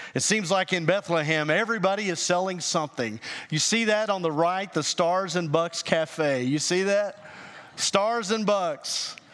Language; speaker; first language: English; native; English